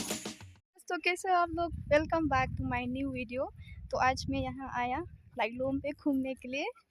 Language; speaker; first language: Hindi; non-native, local second language; Khasi